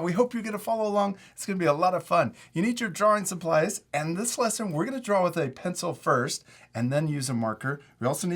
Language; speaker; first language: English; native; English